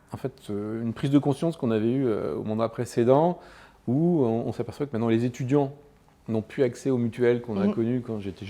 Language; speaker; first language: French; native; French